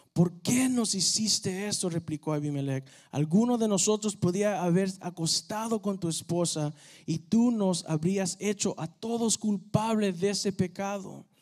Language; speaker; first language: Spanish; early bilingual, heritage; Spanish